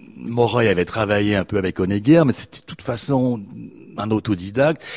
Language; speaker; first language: French; native; French